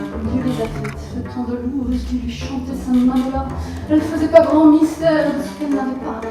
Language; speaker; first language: French; native; French